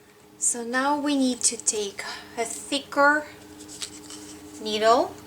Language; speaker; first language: English; non-native, fluent; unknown